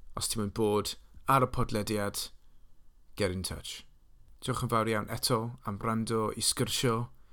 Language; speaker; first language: Welsh; non-native, local second language; English